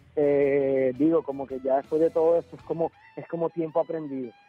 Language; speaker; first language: Spanish; native; Spanish